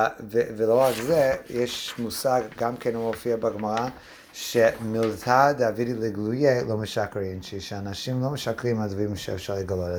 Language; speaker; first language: Hebrew; non-native, fluent; English